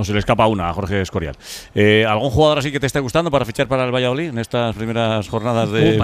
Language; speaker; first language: Spanish; native; Spanish